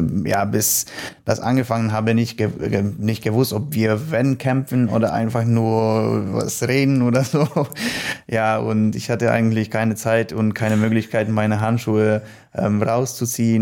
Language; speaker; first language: German; non-native, learner; Polish